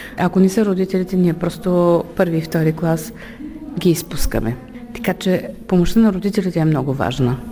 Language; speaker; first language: Bulgarian; native; Bulgarian